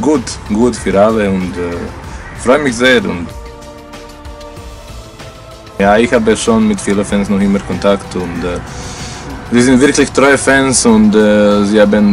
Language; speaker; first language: German; non-native, learner; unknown